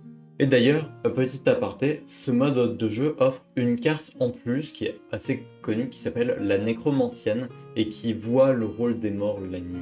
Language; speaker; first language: French; native; French